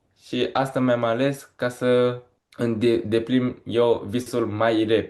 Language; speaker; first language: Romanian; early bilingual, heritage; Romanian